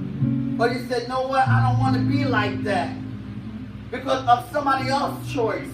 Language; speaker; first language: English; native; English